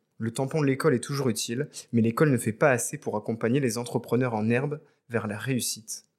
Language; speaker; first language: French; native; French